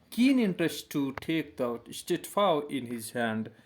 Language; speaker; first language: English; non-native, local second language; Nepali